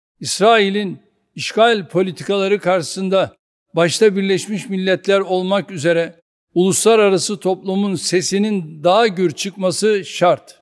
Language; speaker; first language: Turkish; native; Turkish